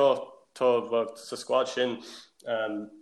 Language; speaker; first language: Irish; non-native, local second language; English